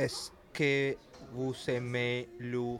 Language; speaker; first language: French; non-native, learner; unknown